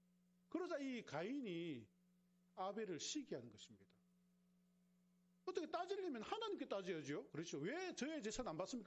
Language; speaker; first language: Korean; native; Korean